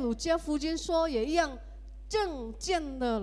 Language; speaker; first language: Chinese; early bilingual, heritage; Indonesian